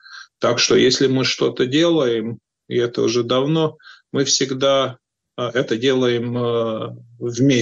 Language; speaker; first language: Russian; non-native, fluent; Latvian